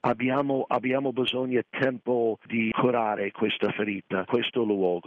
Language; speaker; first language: Italian; non-native, fluent; English